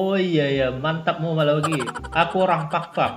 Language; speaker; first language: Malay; non-native, local second language; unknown